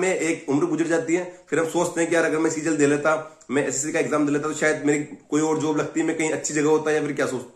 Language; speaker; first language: Hindi; native; Hindi